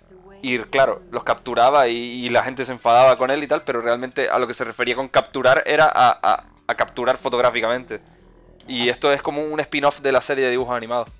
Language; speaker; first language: Spanish; native; Spanish